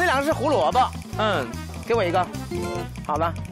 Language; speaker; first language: Chinese; native; Chinese